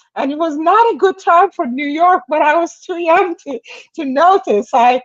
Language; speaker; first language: English; non-native, fluent; Persian